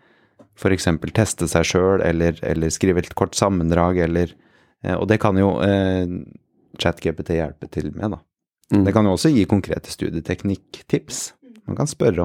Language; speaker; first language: Norwegian; native; Norwegian